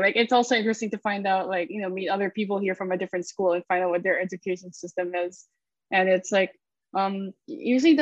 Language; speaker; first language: English; non-native, local second language; Filipino